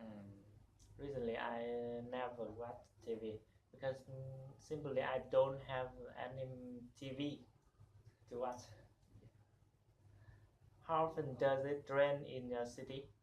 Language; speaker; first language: English; non-native, learner; Vietnamese